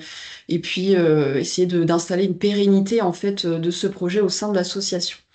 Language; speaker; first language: French; native; French